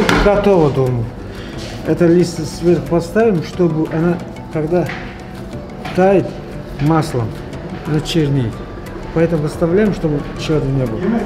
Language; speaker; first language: Russian; non-native, fluent; Azerbaijani